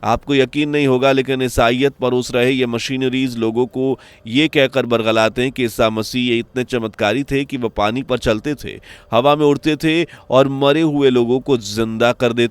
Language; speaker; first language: Hindi; native; Hindi